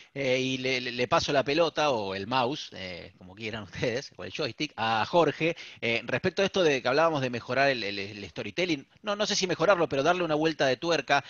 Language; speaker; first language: Spanish; native; Spanish